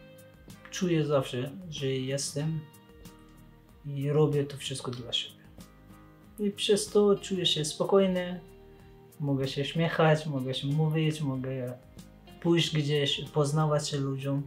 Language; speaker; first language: Polish; non-native, learner; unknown